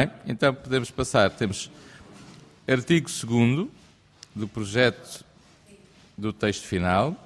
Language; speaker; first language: Portuguese; native; Portuguese